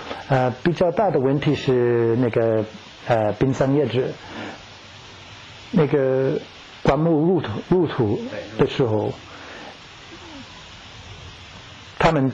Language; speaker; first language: Chinese; non-native, fluent; English